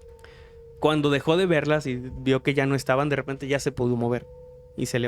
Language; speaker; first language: Spanish; native; Spanish